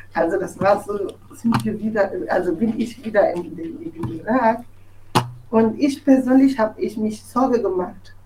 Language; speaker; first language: German; non-native, fluent; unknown